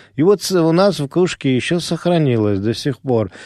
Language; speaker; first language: Russian; non-native, local second language; Azerbaijani